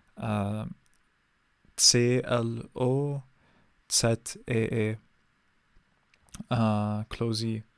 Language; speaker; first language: German; non-native, fluent; English